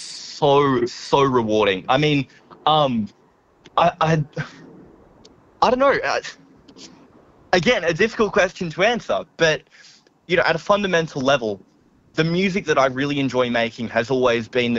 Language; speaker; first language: English; native; English